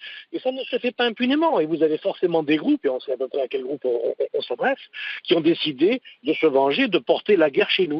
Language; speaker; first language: French; native; French